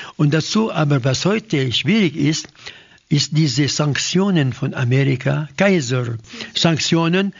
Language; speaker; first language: German; non-native, fluent; Arabic